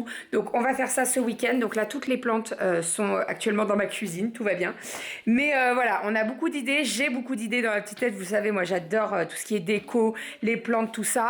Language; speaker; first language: French; native; French